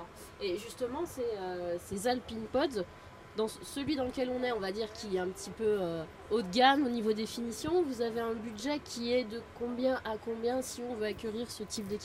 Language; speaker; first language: French; native; French